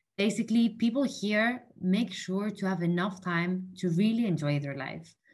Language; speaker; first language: English; non-native, fluent; Spanish